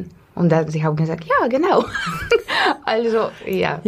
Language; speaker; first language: German; non-native, fluent; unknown